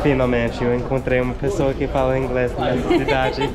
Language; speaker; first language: Portuguese; non-native, learner; English